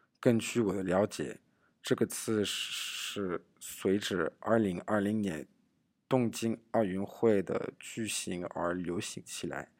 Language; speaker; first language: Chinese; non-native, learner; English